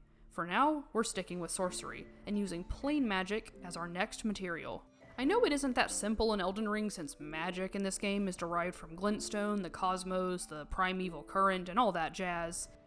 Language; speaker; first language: English; native; English